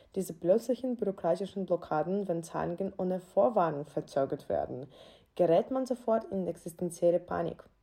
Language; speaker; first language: German; non-native, fluent; Ukrainian